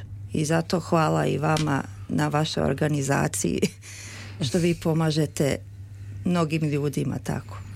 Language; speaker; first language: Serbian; early bilingual, heritage; Serbian